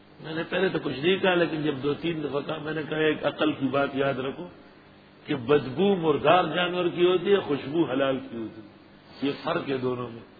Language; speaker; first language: Urdu; non-native, local second language; Pashto